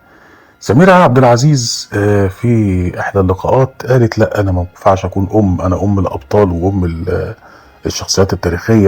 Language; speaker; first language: Arabic; native; Arabic